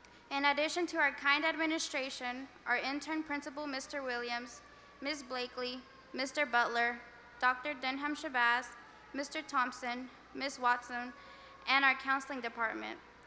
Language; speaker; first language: English; early bilingual, other home language; Spanish